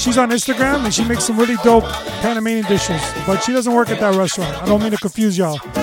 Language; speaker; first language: English; early bilingual, other home language; Spanish